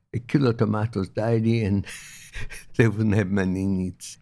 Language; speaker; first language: English; non-native, fluent; Lithuanian